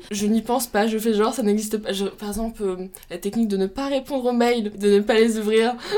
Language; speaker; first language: French; native; French